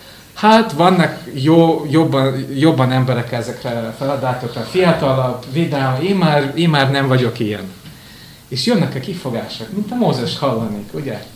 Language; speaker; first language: Hungarian; non-native, fluent; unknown